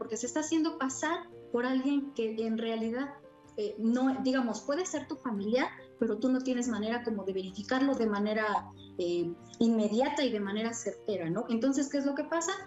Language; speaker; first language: Spanish; native; Spanish